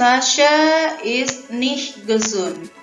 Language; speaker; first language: German; non-native, fluent; Indonesian